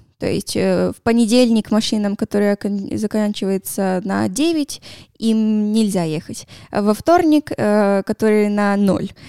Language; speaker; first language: Russian; non-native, fluent; Spanish